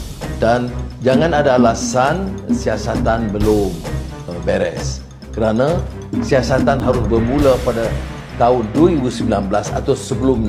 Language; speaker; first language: Malay; native; Malay